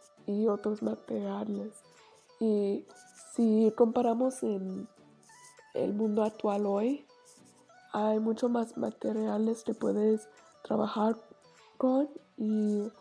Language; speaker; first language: Spanish; non-native, learner; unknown